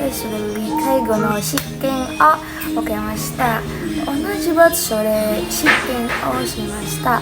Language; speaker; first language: Japanese; non-native, learner; Indonesian